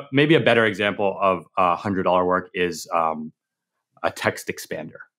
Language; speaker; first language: English; native; English